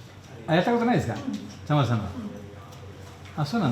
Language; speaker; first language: Japanese; non-native, fluent; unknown